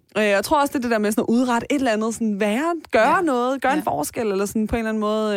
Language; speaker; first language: Danish; early bilingual, other home language; Persian